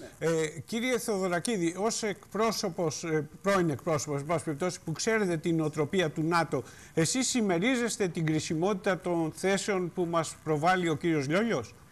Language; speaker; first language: Greek; native; Greek